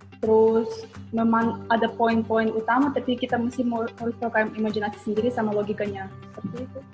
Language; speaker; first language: Indonesian; non-native, fluent; Ukrainian